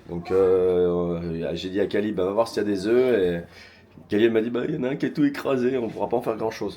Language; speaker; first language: French; native; French